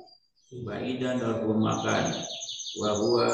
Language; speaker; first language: Arabic; non-native, learner; Indonesian